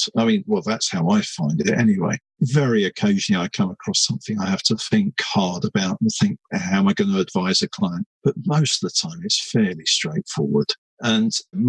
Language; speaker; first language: English; native; English